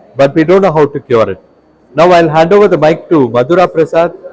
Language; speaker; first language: English; non-native, local second language; Tamil